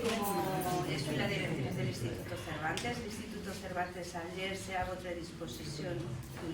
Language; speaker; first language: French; non-native, learner; Spanish